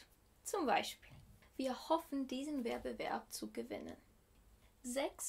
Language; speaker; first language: German; non-native, fluent; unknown